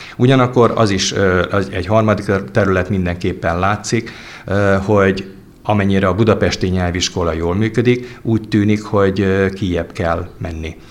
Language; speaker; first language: Hungarian; native; Hungarian